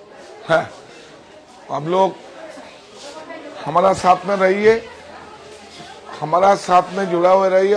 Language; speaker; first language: Hindi; non-native, local second language; Bangla